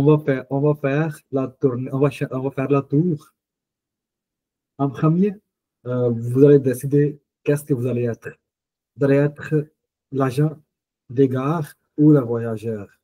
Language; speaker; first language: French; non-native, fluent; Punjabi